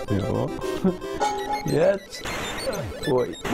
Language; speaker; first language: German; non-native, learner; Persian